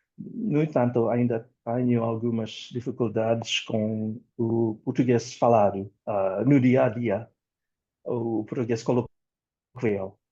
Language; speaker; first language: Portuguese; non-native, fluent; Indonesian